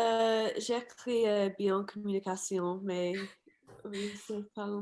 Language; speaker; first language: French; non-native, fluent; English